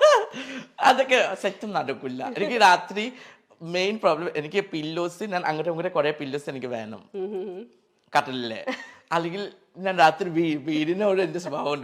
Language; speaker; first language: Malayalam; non-native, fluent; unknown